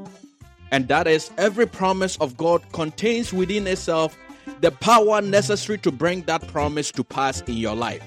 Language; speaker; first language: English; native; English